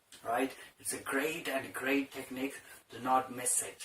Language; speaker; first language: English; non-native, local second language; Telugu